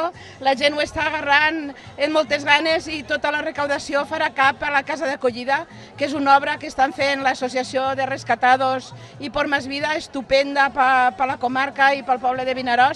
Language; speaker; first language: Catalan; non-native, local second language; Spanish